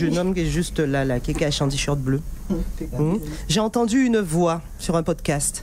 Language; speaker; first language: French; native; French